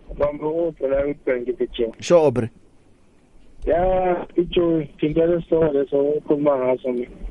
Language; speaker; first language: Zulu; non-native, local second language; South Ndebele